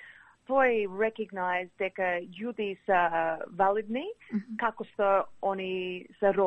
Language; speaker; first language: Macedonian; early bilingual, heritage; English